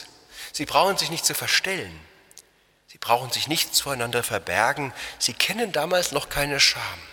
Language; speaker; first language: German; native; German